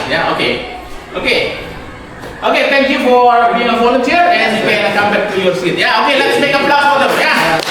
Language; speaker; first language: English; non-native, fluent; Indonesian